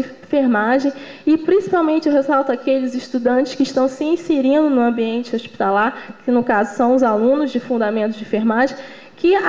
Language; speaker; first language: Portuguese; native; Portuguese